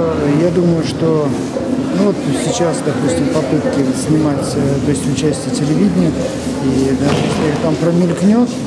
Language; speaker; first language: Russian; native; Russian